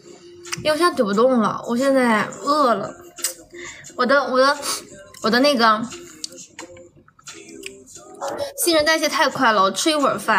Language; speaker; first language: Chinese; native; Chinese